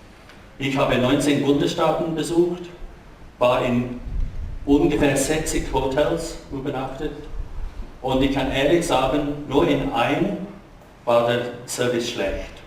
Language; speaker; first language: German; non-native, fluent; English